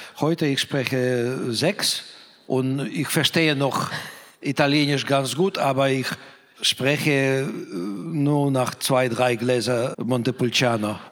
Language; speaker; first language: German; non-native, fluent; Russian